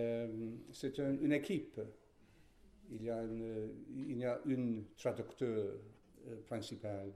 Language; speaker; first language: French; non-native, fluent; English